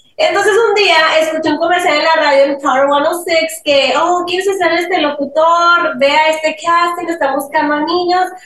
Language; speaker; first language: Spanish; early bilingual, heritage; Spanish